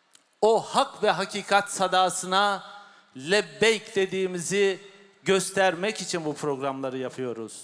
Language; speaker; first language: Turkish; native; Turkish